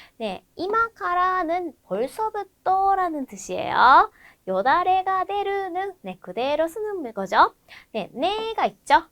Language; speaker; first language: Korean; non-native, fluent; Japanese